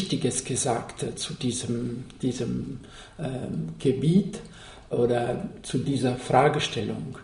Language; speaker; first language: German; non-native, fluent; Arabic